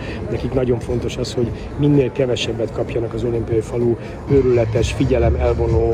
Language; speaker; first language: Hungarian; native; Hungarian